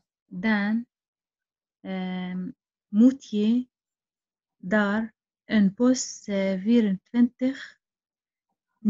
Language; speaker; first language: Dutch; non-native, learner; Arabic